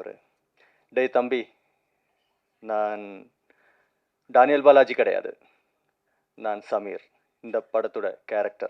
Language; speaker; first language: Tamil; non-native, learner; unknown